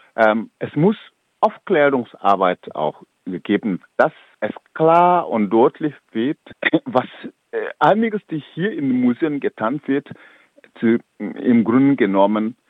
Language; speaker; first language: German; non-native, fluent; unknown